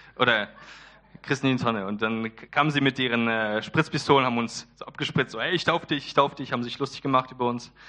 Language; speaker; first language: German; early bilingual, other home language; Polish